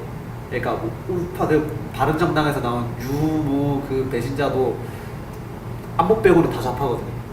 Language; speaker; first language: Korean; native; Korean